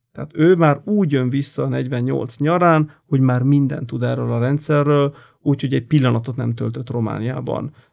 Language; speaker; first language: Hungarian; non-native, fluent; Italian